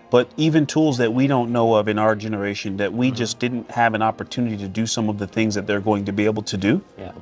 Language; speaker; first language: English; native; English